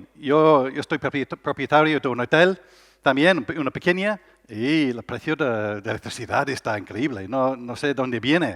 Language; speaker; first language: Spanish; non-native, learner; English